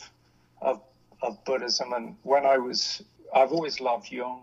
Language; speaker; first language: English; native; English